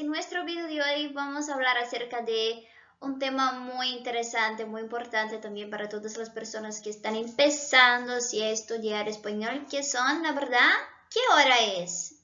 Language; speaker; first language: Spanish; non-native, fluent; Portuguese